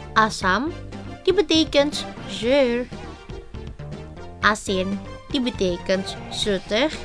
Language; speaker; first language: Dutch; non-native, learner; Indonesian